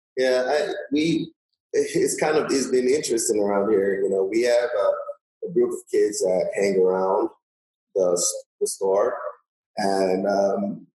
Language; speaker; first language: English; non-native, local second language; Yoruba